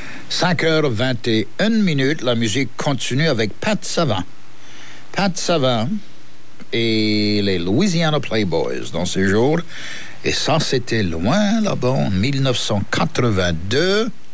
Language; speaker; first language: French; native; French